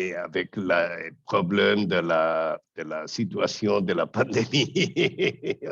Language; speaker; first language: French; non-native, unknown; Spanish